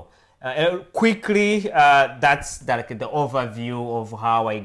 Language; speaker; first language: English; non-native, local second language; Kinyarwanda